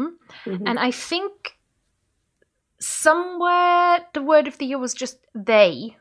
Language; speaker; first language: English; non-native, fluent; German